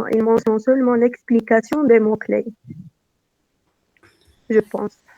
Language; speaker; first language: French; non-native, learner; Arabic